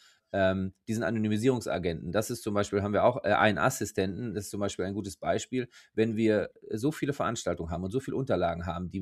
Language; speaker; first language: German; native; German